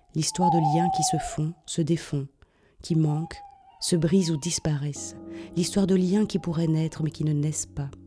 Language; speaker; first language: French; native; French